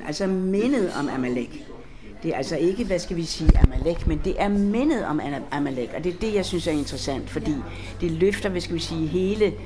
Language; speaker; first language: Danish; native; Danish